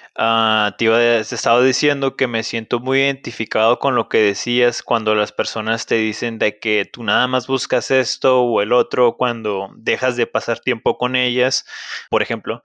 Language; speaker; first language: Spanish; native; Spanish